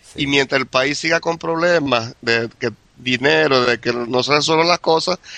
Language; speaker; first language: Spanish; native; Spanish